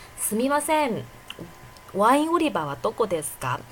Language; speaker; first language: Japanese; non-native, fluent; Chinese